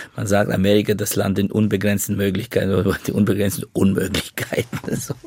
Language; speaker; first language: German; non-native, fluent; Bulgarian